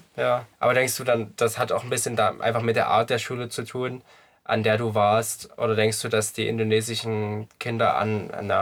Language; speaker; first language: German; native; German